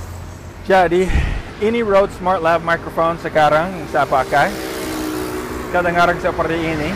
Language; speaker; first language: Indonesian; non-native, fluent; English